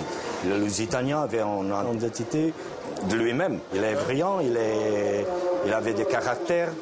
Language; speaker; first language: French; non-native, learner; Portuguese